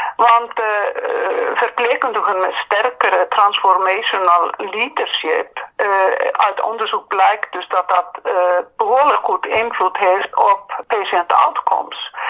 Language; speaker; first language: Dutch; non-native, fluent; Icelandic